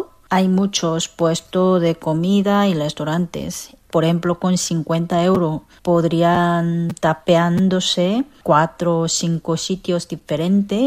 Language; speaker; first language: Spanish; non-native, fluent; Korean